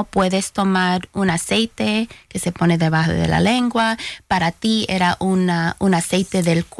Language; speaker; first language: Spanish; early bilingual, heritage; Spanish